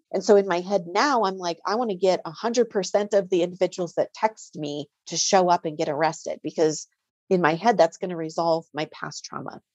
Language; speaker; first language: English; native; English